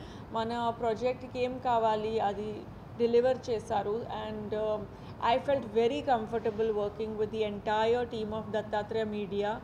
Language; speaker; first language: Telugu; non-native, fluent; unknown